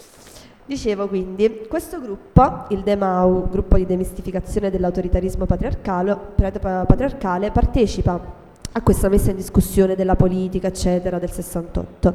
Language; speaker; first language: Italian; native; Italian